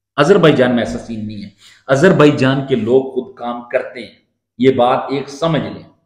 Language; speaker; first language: Urdu; non-native, local second language; Punjabi